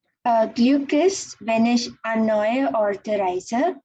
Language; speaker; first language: German; non-native, learner; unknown